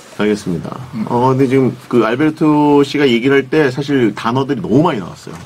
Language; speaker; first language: Korean; native; Korean